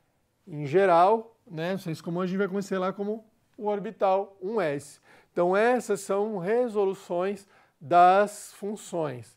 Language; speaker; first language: Portuguese; native; Portuguese